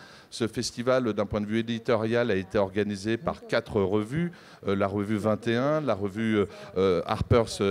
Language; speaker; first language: French; native; French